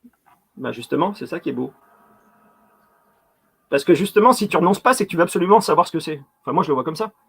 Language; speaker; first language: French; native; French